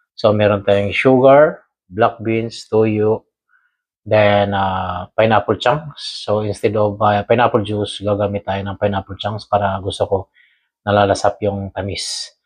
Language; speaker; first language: Filipino; non-native, local second language; Cebuano